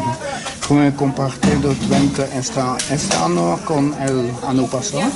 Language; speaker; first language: Spanish; non-native, learner; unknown